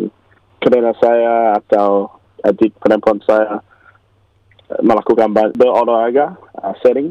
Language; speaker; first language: Indonesian; non-native, learner; English